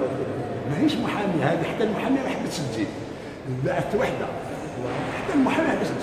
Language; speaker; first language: Arabic; native; Arabic